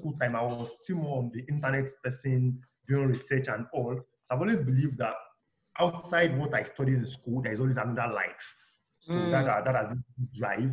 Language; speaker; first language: English; non-native, local second language; Yoruba